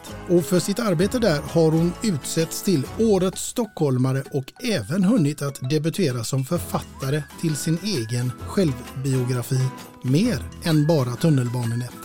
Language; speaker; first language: Swedish; native; Swedish